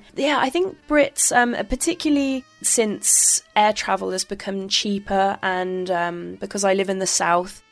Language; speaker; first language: English; native; English